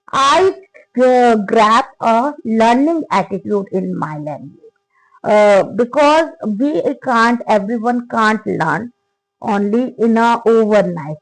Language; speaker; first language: English; non-native, learner; Hindi